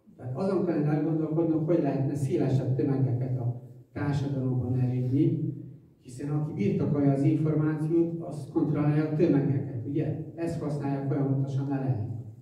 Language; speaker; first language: Hungarian; non-native, fluent; Polish